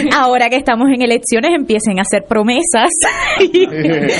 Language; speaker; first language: Spanish; native; Spanish